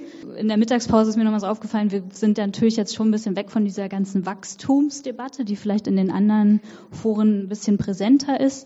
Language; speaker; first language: German; native; German